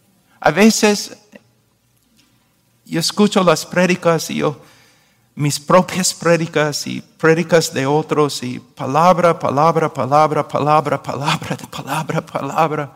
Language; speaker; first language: Spanish; non-native, fluent; English